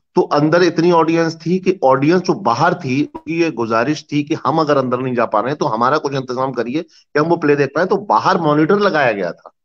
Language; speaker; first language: Hindi; native; Hindi